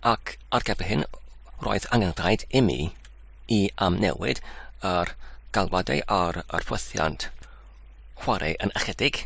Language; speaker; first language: Welsh; non-native, learner; English